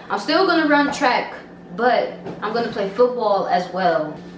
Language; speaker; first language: English; native; English